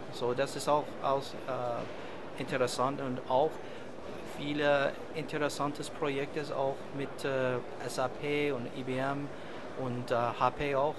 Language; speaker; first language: German; non-native, learner; English